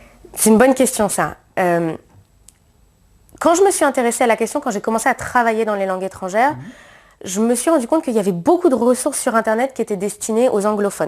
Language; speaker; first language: French; native; French